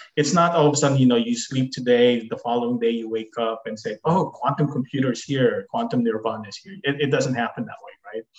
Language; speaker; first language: English; non-native, local second language; Filipino